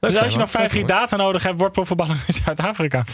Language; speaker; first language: Dutch; native; Dutch